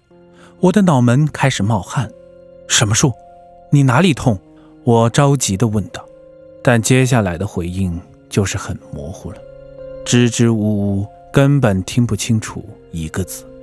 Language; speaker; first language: Chinese; native; Chinese